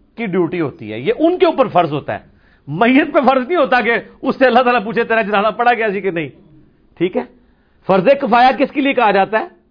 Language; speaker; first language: Urdu; non-native, local second language; Punjabi